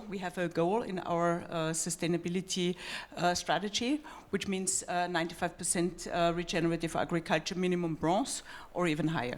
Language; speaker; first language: English; non-native, fluent; German